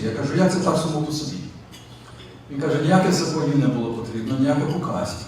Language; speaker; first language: Ukrainian; early bilingual, heritage; Ukrainian